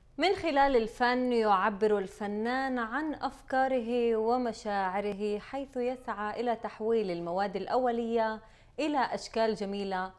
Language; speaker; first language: Arabic; native; Arabic